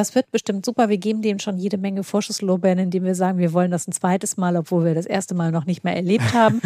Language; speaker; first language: German; native; German